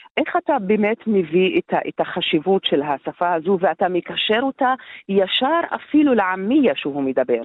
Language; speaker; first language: Hebrew; non-native, local second language; Arabic